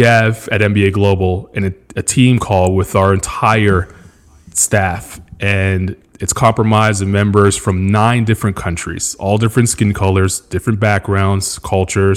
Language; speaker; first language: English; native; English